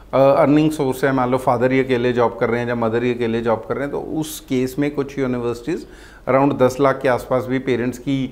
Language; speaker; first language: Hindi; non-native, local second language; Punjabi